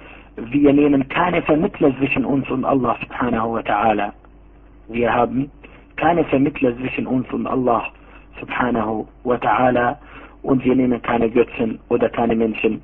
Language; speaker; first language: German; non-native, fluent; Arabic